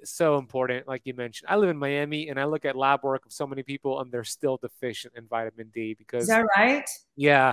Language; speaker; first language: English; native; English